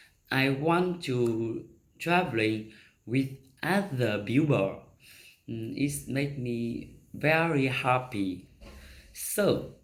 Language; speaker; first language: English; non-native, learner; Vietnamese